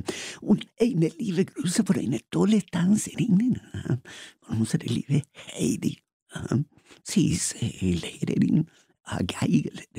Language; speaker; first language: German; non-native, learner; Spanish